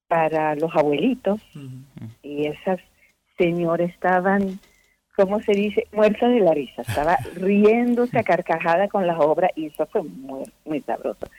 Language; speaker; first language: Spanish; non-native, fluent; French